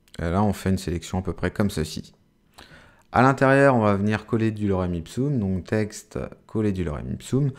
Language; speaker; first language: French; native; French